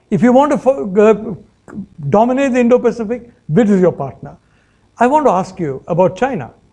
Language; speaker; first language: English; non-native, local second language; Malayalam